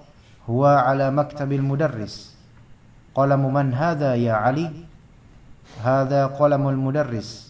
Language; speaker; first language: Arabic; non-native, fluent; Indonesian